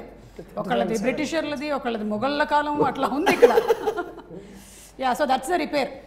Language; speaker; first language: Telugu; native; Telugu